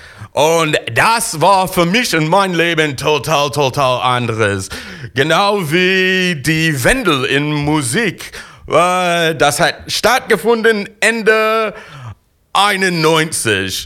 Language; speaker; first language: German; non-native, fluent; English